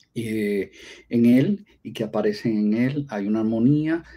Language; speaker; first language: Spanish; native; Spanish